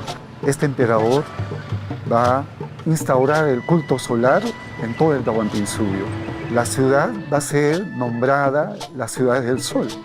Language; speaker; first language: Spanish; non-native, fluent; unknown